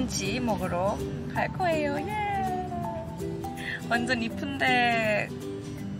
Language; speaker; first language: Korean; non-native, fluent; English